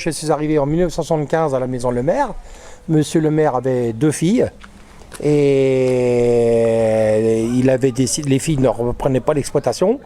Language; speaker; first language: French; native; French